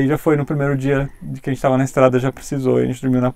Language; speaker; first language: Portuguese; native; Portuguese